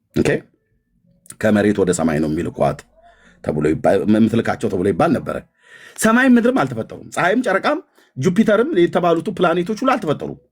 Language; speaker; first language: Amharic; native; Amharic